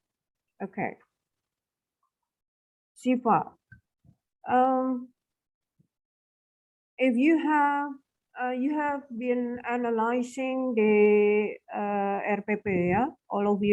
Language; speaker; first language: English; non-native, fluent; Indonesian